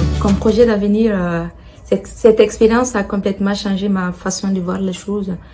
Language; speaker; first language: French; non-native, local second language; Bambara